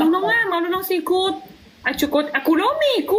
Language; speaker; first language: Filipino; non-native, learner; Chinese